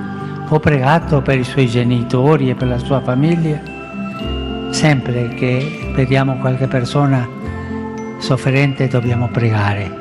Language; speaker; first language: Italian; non-native, fluent; Spanish